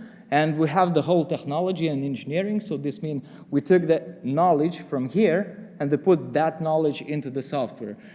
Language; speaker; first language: English; non-native, fluent; Lithuanian